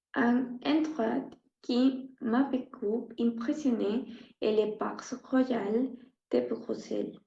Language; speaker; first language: French; non-native, learner; Spanish